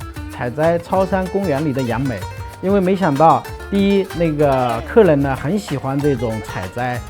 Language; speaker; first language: Chinese; native; Chinese